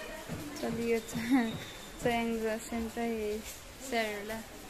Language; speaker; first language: Chinese; non-native, learner; Nepali